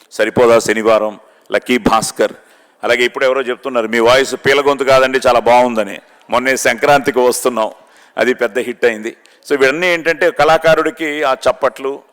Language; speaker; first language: Telugu; native; Telugu